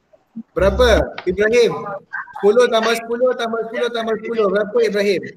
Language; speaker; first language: Malay; native; Malay